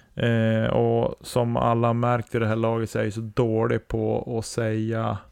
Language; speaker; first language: Swedish; native; Swedish